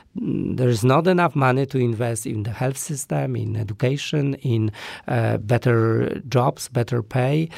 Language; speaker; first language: English; non-native, fluent; Polish